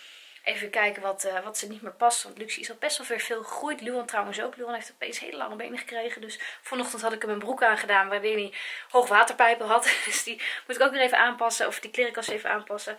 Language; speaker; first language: Dutch; native; Dutch